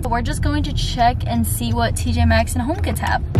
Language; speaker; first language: English; native; English